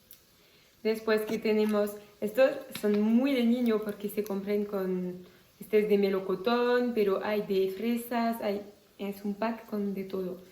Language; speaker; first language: Spanish; non-native, fluent; French